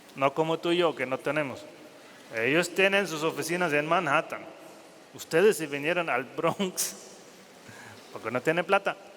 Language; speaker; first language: Spanish; non-native, fluent; German